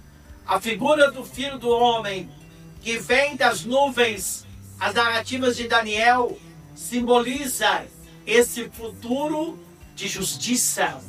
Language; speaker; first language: Portuguese; native; Portuguese